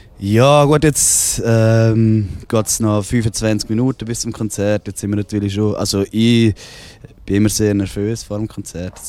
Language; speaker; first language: German; native; German